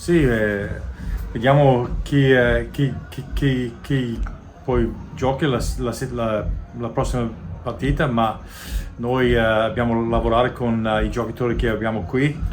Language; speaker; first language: Italian; non-native, learner; English